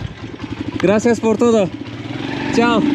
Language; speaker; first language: Spanish; non-native, learner; Turkish